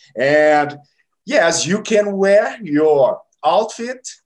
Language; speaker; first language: English; non-native, learner; Portuguese